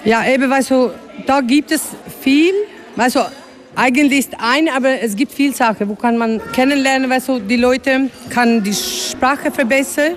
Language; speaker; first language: German; non-native, learner; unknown